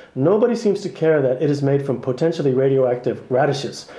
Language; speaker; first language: English; native; English